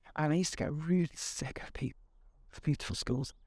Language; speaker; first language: English; native; English